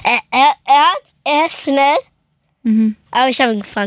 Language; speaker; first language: German; early bilingual, other home language; Persian